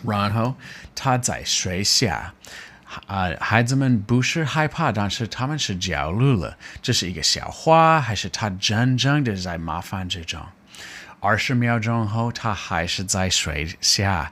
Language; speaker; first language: Chinese; non-native, learner; English